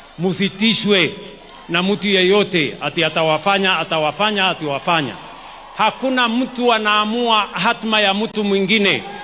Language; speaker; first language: Swahili; non-native, local second language; Kalenjin